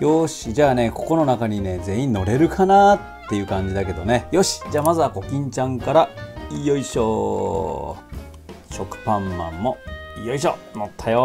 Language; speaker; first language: Japanese; native; Japanese